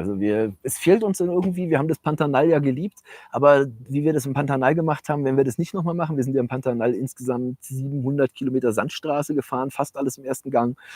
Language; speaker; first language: German; native; German